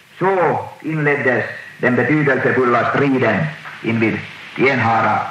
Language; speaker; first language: Swedish; native; Swedish